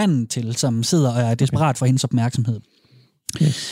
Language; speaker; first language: Danish; native; Danish